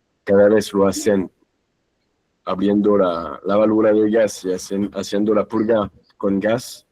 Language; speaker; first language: Spanish; non-native, fluent; French